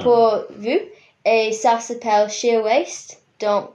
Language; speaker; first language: French; non-native, fluent; English